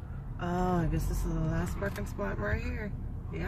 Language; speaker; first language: English; native; English